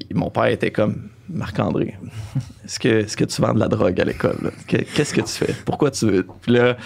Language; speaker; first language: French; native; French